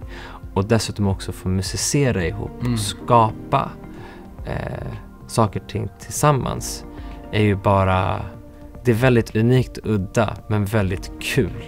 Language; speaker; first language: Swedish; early bilingual, other home language; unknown